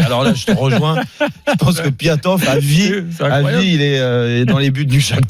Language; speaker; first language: French; native; French